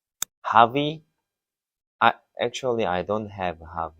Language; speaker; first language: English; non-native, learner; Korean